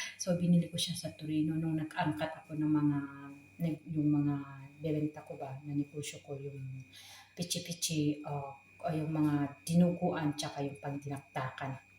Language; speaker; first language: Filipino; native; Filipino